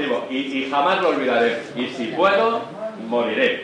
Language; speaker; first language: Spanish; native; Spanish